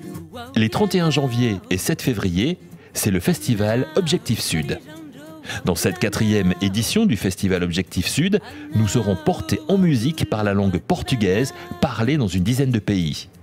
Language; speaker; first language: French; native; French